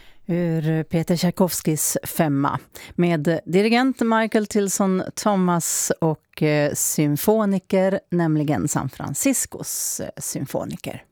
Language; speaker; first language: Swedish; native; Swedish